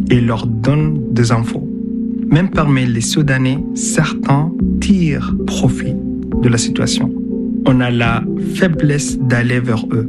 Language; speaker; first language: French; non-native, fluent; Arabic